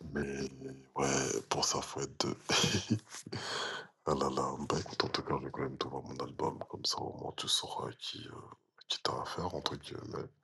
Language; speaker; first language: French; native; French